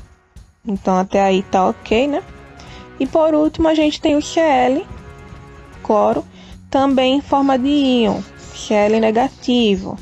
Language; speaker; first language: Portuguese; native; Portuguese